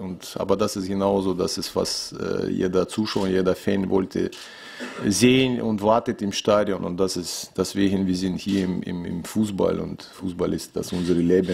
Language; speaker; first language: German; non-native, learner; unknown